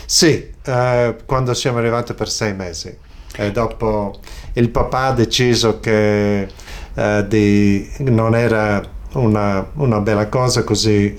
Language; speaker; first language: Italian; early bilingual, other home language; Friulian